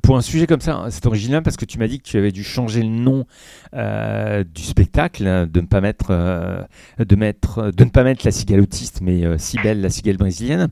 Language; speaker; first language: French; native; French